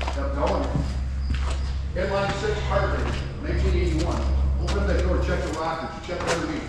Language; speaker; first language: English; native; English